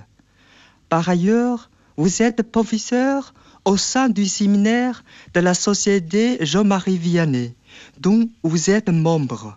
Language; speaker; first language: French; non-native, fluent; Chinese